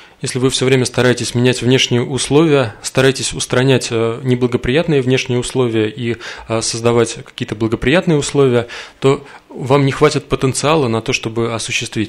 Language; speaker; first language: Russian; native; Russian